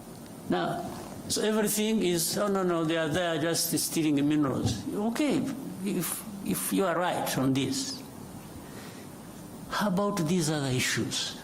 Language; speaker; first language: English; non-native, local second language; Kinyarwanda